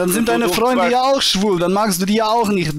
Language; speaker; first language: German; native; German